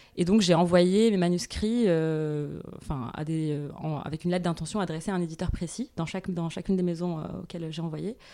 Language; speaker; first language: French; non-native, local second language; Arabic